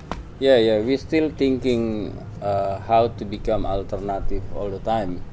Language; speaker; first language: English; non-native, learner; Indonesian